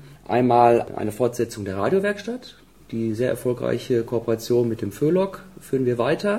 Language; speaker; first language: German; native; German